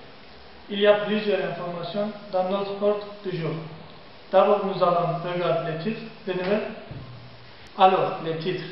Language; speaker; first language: French; non-native, learner; Turkish